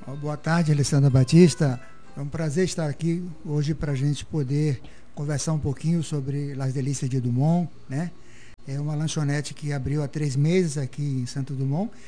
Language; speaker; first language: Portuguese; native; Portuguese